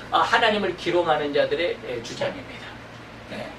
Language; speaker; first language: Korean; native; Korean